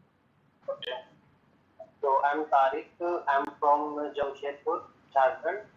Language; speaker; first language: English; non-native, learner; Hindi